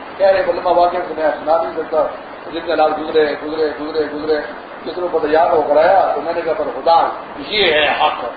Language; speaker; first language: Urdu; non-native, local second language; Pashto